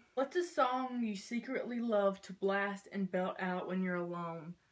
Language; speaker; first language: English; native; English